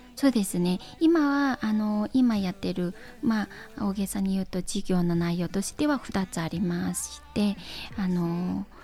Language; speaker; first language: Japanese; non-native, fluent; Korean